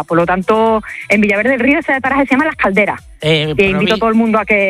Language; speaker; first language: Spanish; native; Spanish